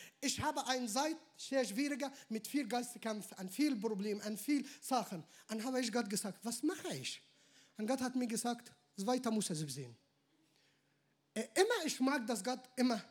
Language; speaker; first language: German; non-native, learner; Arabic